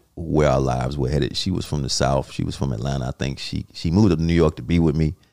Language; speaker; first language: English; native; English